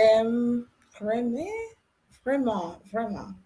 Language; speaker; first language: French; non-native, learner; English